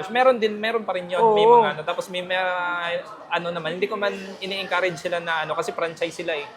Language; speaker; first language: Filipino; native; Filipino